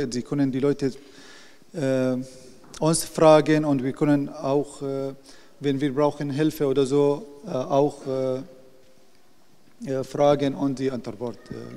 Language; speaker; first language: German; non-native, learner; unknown